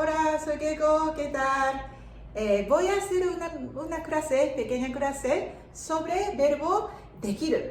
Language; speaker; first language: Spanish; non-native, fluent; Japanese